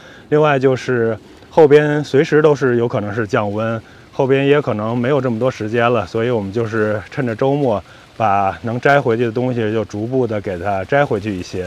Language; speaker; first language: Chinese; native; Chinese